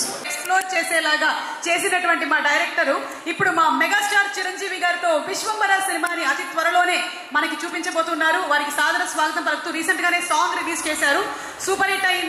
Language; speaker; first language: Telugu; native; Telugu